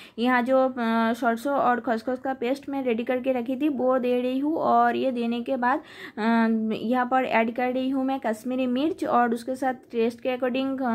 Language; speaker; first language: Hindi; non-native, local second language; Bangla